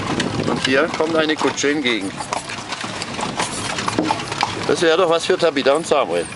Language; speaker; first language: German; native; German